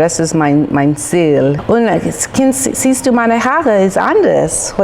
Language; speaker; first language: German; non-native, learner; English